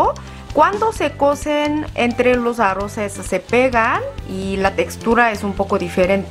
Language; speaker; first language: Spanish; non-native, fluent; Korean